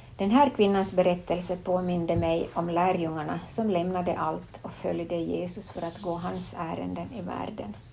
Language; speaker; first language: Swedish; native; Swedish